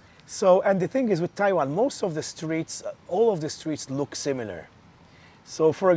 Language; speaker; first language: English; non-native, local second language; Maltese